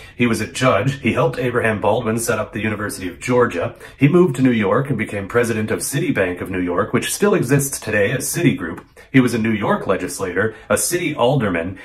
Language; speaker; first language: English; native; English